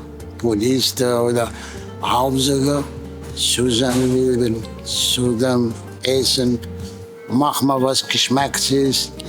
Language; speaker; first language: German; non-native, learner; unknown